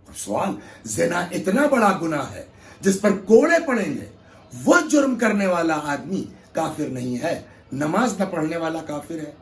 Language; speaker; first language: Urdu; native; Urdu